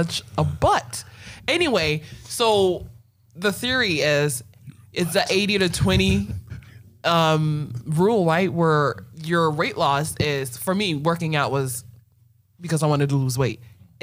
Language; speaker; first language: English; native; English